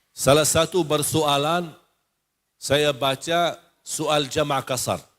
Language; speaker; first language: Malay; non-native, fluent; Arabic